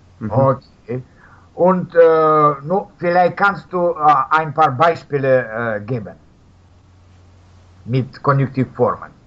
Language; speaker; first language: German; non-native, fluent; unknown